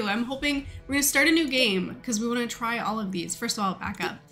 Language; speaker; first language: English; native; English